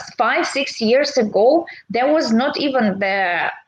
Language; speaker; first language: English; non-native, fluent; Russian